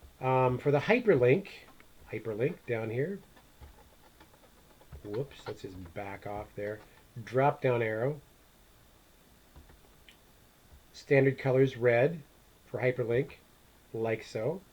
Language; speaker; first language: English; native; English